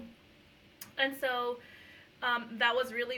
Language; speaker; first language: English; early bilingual, other home language; Punjabi